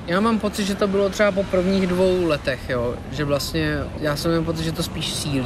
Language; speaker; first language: Czech; native; Czech